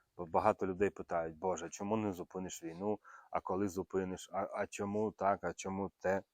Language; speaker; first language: Ukrainian; native; Ukrainian